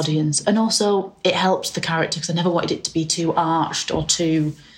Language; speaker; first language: English; native; English